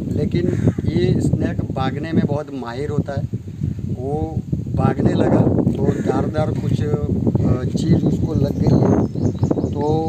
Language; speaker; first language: Hindi; non-native, local second language; Gujarati